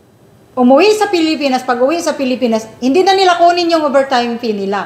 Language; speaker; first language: Filipino; native; Filipino